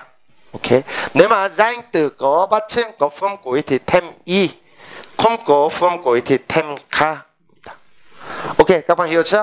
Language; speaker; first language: Vietnamese; non-native, fluent; Korean